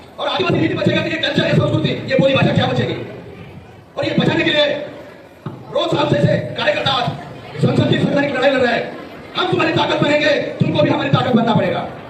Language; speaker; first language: Hindi; non-native, local second language; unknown